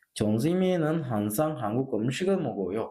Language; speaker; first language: Korean; non-native, fluent; Sinhala